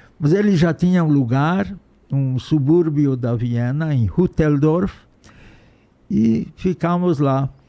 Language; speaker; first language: Portuguese; non-native, fluent; Hungarian